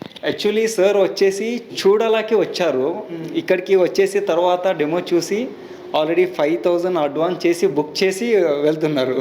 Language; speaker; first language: Telugu; non-native, local second language; Hindi